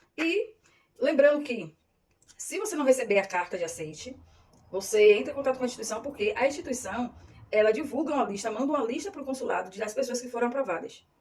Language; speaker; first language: Portuguese; native; Portuguese